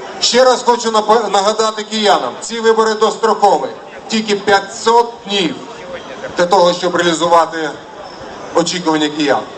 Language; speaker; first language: Ukrainian; non-native, local second language; Russian